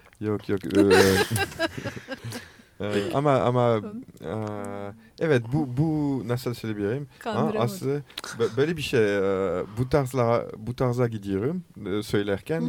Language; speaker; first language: Turkish; non-native, learner; French